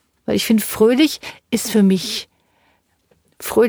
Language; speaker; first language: German; native; German